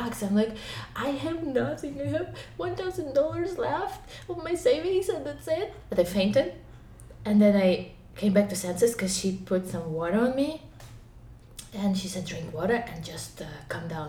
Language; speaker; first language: English; non-native, fluent; Ukrainian